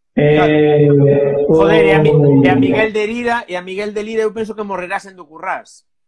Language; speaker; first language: Galician; native; Galician